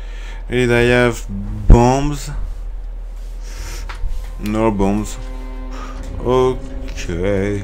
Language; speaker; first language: English; non-native, learner; French